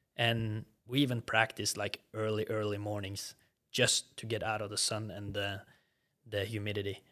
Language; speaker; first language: English; non-native, fluent; Norwegian